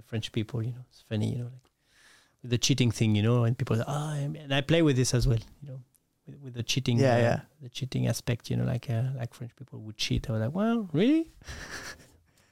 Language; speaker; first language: English; non-native, fluent; French